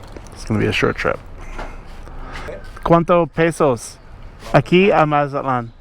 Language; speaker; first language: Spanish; non-native, learner; English